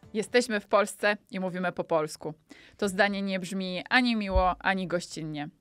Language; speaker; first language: Polish; native; Polish